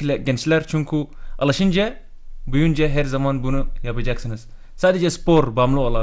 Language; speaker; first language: Turkish; non-native, learner; Arabic